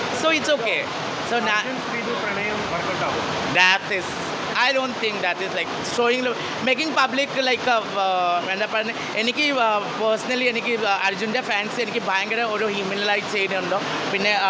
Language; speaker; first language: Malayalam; non-native, fluent; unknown